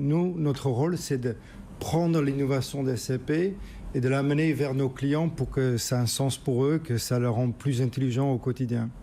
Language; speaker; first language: French; non-native, fluent; Dutch